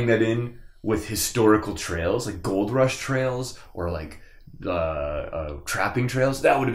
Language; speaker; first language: English; native; English